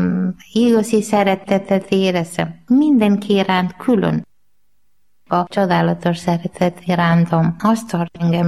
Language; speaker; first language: Hungarian; non-native, learner; Malayalam